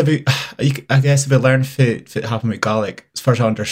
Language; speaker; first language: English; native; English